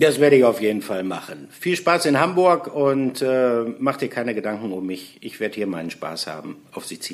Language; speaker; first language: German; native; German